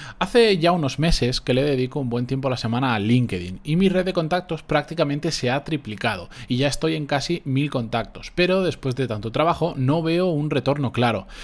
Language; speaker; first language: Spanish; native; Spanish